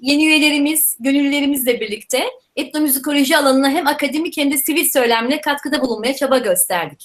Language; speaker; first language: Turkish; native; Turkish